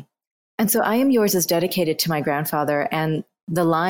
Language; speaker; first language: English; non-native, local second language; Bangla